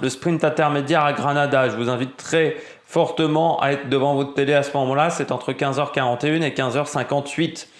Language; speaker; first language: French; native; French